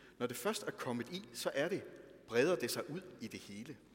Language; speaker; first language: Danish; native; Danish